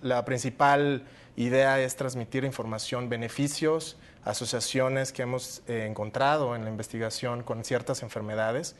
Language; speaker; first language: Spanish; native; Spanish